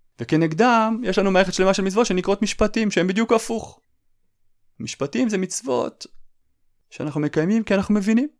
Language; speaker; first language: Hebrew; native; Hebrew